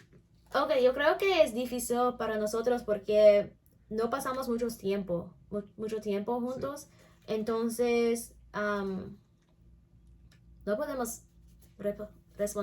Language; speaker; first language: Spanish; non-native, learner; English